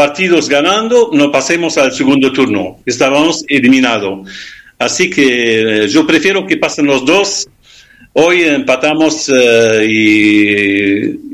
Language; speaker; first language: Spanish; non-native, fluent; Arabic